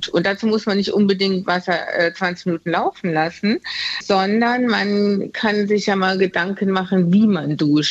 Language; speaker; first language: German; native; German